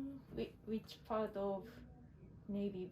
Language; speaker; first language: English; non-native, learner; Japanese